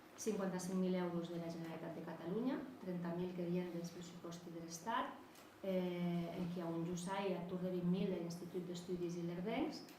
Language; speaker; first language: Catalan; non-native, local second language; Occitan